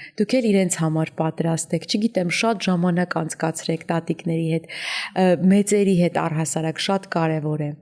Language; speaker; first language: Armenian; native; Armenian